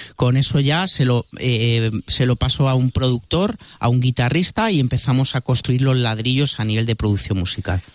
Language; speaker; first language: Spanish; native; Spanish